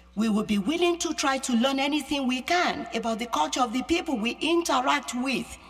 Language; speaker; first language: English; non-native, local second language; Yoruba